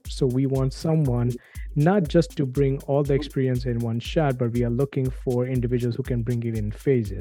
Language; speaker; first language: English; non-native, local second language; Gujarati